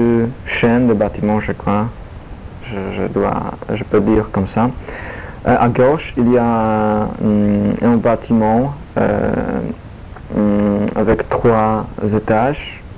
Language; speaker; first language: French; non-native, learner; Polish